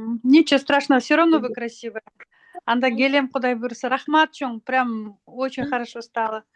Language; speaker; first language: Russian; non-native, local second language; Kyrgyz